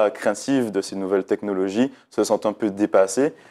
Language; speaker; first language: French; native; French